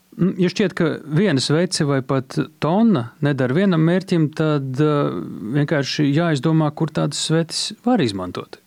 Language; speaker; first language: Latvian; native; Latvian